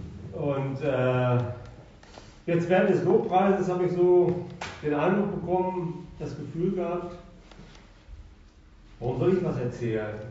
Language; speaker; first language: German; native; German